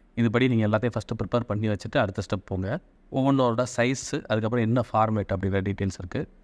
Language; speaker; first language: Tamil; native; Tamil